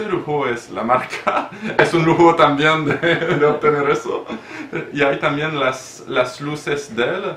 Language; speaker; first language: Spanish; non-native, learner; French